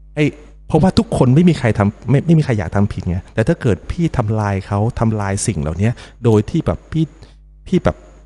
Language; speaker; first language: Thai; native; Thai